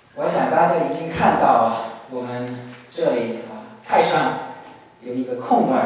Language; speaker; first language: Chinese; non-native, fluent; German